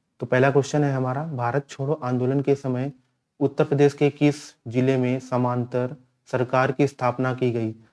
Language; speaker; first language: Hindi; native; Hindi